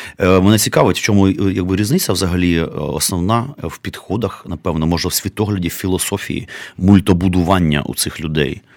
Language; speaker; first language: Ukrainian; native; Ukrainian